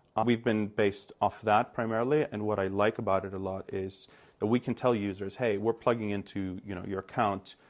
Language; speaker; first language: English; non-native, fluent; Greek